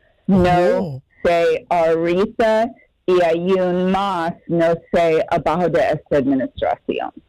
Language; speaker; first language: Spanish; non-native, fluent; English